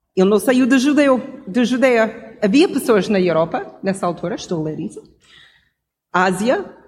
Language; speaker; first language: Portuguese; non-native, fluent; English